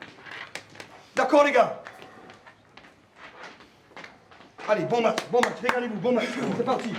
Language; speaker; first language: French; native; French